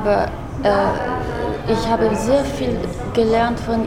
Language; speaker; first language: German; non-native, learner; Russian